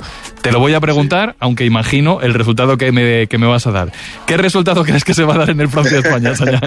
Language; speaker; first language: Spanish; native; Spanish